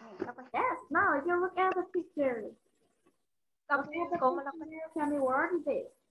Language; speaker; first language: English; non-native, learner; Vietnamese